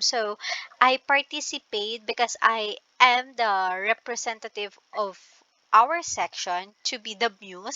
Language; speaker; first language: English; non-native, local second language; Filipino